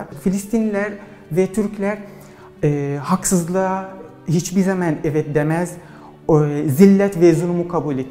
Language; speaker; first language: Turkish; non-native, fluent; Arabic